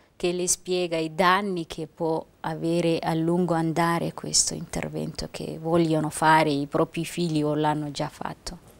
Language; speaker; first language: Italian; non-native, fluent; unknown